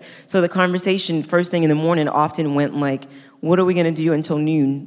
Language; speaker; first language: English; native; English